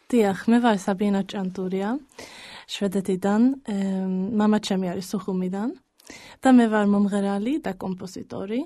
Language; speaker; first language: Georgian; early bilingual, heritage; Georgian